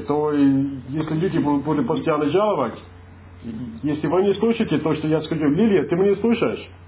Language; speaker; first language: Russian; non-native, fluent; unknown